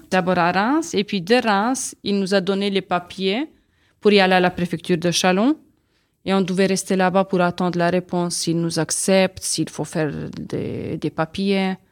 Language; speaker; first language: French; non-native, learner; Serbian